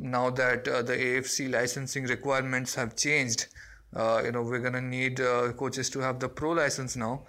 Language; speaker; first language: English; non-native, local second language; Bangla